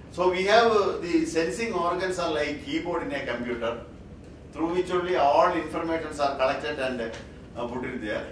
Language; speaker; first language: English; non-native, local second language; Malayalam